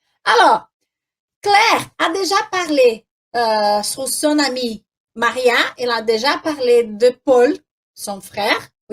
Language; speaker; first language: French; non-native, fluent; Portuguese